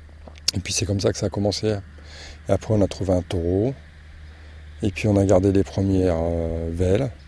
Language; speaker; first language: French; native; French